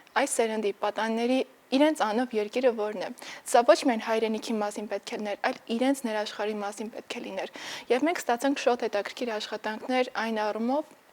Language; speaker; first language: Armenian; native; Armenian